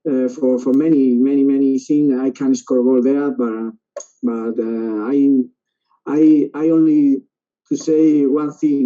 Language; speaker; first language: English; non-native, learner; Spanish